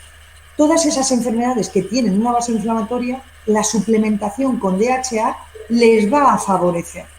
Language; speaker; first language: Spanish; native; Spanish